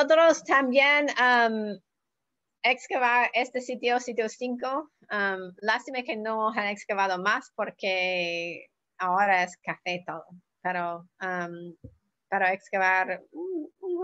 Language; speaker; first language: Spanish; non-native, learner; English